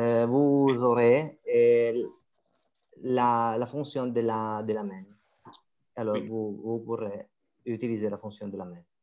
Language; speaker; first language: French; non-native, fluent; Italian